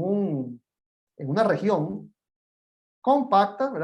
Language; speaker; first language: Spanish; native; Spanish